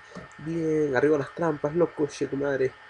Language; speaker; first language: Spanish; native; Spanish